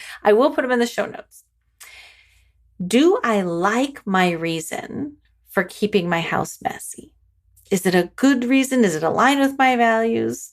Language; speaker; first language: English; native; English